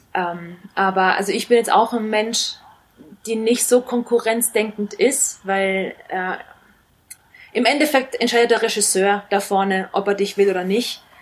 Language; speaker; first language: German; early bilingual, other home language; Italian